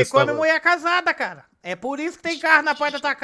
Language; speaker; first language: Portuguese; native; Portuguese